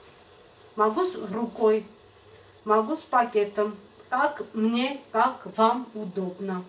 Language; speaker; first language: Russian; non-native, fluent; Armenian